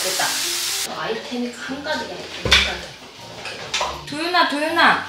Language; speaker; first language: Korean; native; Korean